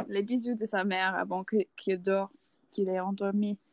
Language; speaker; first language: French; non-native, learner; English